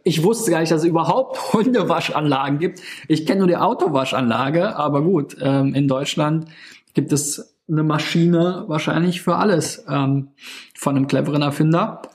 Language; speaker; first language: German; native; German